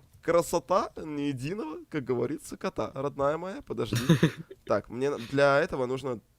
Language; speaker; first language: Russian; native; Russian